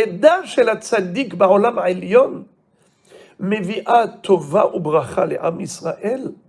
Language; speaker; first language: Hebrew; non-native, fluent; French